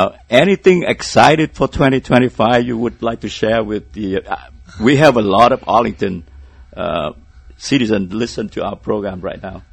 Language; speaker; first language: English; non-native, fluent; Vietnamese